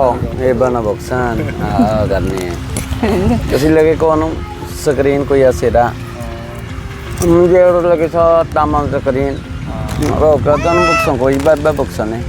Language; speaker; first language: Filipino; non-native, learner; Punjabi